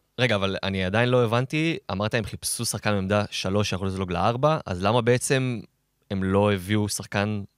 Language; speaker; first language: Hebrew; native; Hebrew